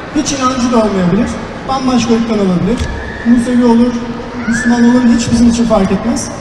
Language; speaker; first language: Turkish; early bilingual, heritage; Turkish